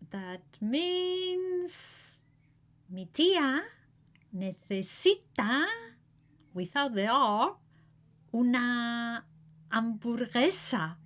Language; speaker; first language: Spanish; non-native, fluent; English